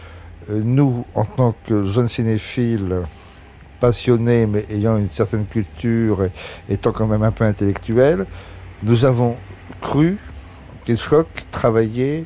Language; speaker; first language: French; native; French